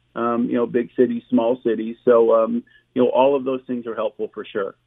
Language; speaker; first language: English; native; English